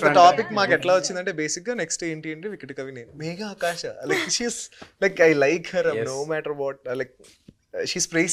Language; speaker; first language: Telugu; native; Telugu